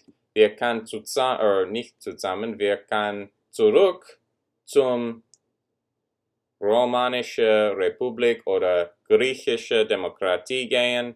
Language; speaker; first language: German; non-native, learner; English